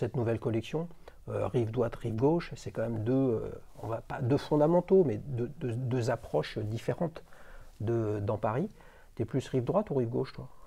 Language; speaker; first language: French; native; French